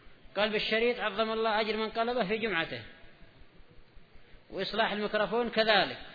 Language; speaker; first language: Arabic; native; Arabic